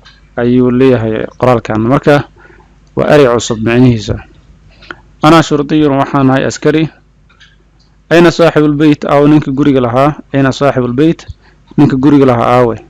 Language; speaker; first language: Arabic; non-native, fluent; Somali